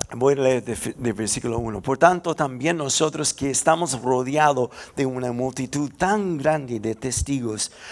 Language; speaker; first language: Spanish; non-native, fluent; English